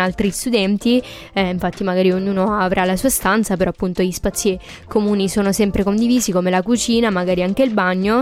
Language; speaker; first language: Italian; native; Italian